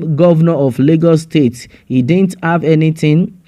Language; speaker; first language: English; non-native, local second language; Yoruba